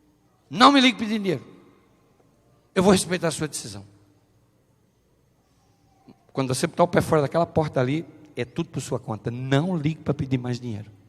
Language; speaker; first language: Portuguese; native; Portuguese